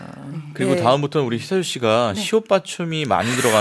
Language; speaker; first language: Korean; native; Korean